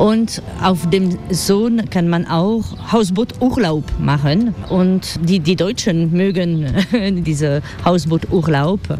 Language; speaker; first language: German; non-native, fluent; French